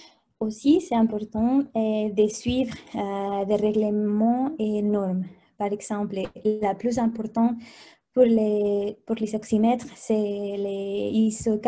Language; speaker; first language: French; non-native, fluent; Spanish